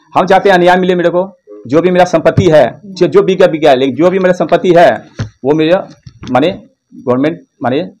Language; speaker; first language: Hindi; native; Hindi